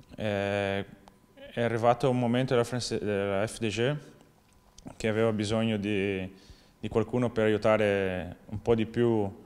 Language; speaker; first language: Italian; non-native, fluent; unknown